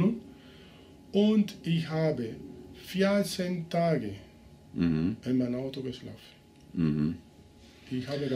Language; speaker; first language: German; non-native, learner; Spanish